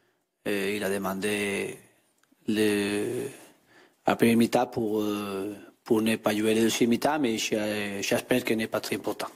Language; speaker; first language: French; non-native, learner; Spanish